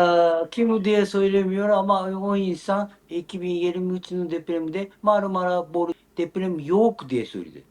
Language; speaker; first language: Turkish; non-native, learner; Japanese